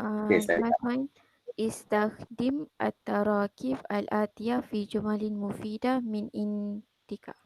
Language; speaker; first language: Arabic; non-native, learner; Malay